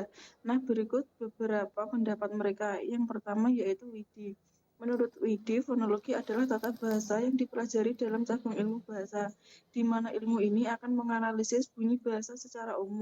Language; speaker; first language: Indonesian; native; Indonesian